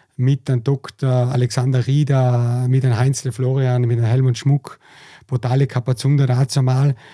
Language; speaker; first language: German; native; German